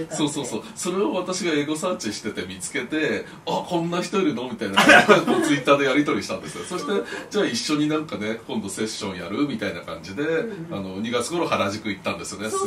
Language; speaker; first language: Japanese; native; Japanese